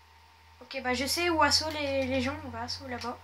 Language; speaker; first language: French; native; French